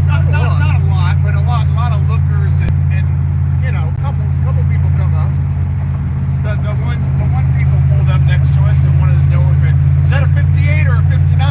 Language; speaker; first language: English; native; English